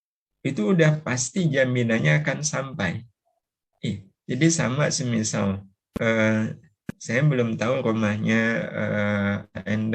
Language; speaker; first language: Indonesian; native; Indonesian